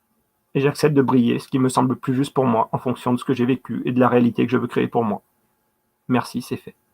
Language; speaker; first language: French; native; French